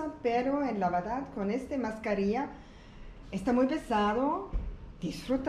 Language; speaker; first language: Spanish; non-native, learner; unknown